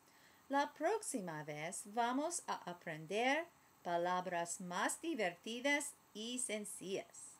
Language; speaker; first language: Spanish; non-native, learner; English